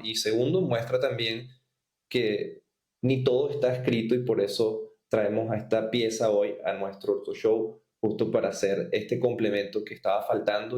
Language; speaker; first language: Spanish; native; Spanish